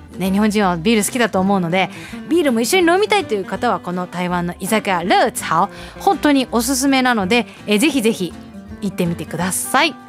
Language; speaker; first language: Japanese; early bilingual, heritage; Japanese